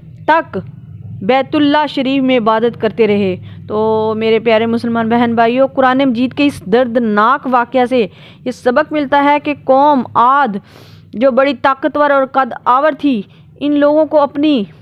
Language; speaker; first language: Urdu; native; Urdu